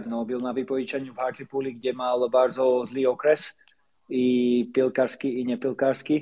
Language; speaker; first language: Polish; non-native, learner; Slovak